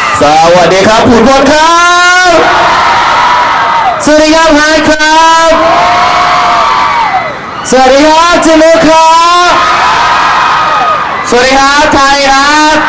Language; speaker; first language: Thai; native; Thai